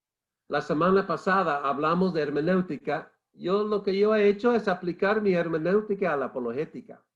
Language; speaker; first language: Spanish; non-native, fluent; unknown